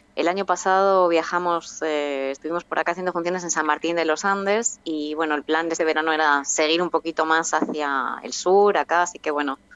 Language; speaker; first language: Spanish; native; Spanish